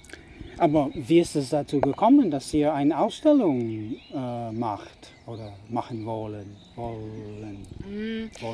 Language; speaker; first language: German; non-native, fluent; English